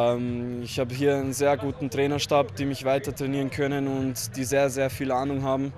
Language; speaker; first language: German; early bilingual, other home language; Croatian